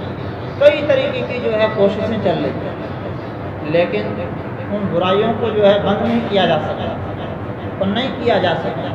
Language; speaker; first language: Urdu; native; Urdu